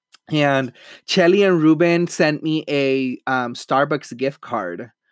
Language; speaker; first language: English; early bilingual, other home language; Spanish